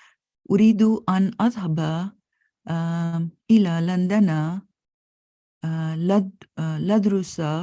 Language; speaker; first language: Arabic; non-native, learner; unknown